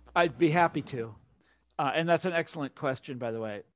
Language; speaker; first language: English; native; English